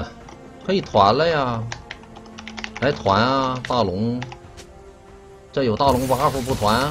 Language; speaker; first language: Chinese; native; Chinese